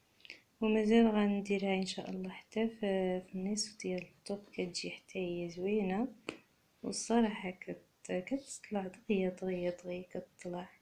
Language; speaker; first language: Arabic; native; Arabic